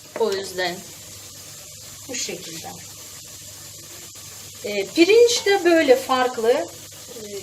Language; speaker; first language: Turkish; non-native, fluent; Russian